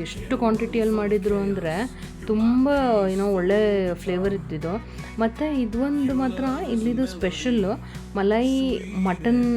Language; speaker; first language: Kannada; native; Kannada